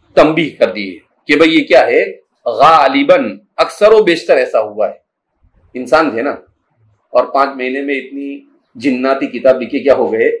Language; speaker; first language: Urdu; native; Urdu